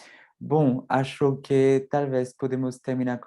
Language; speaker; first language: Portuguese; non-native, fluent; French